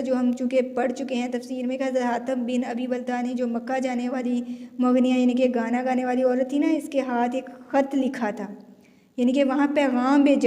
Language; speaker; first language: Urdu; native; Urdu